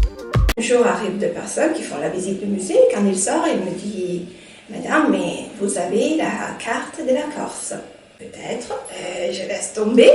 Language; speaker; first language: French; non-native, fluent; Italian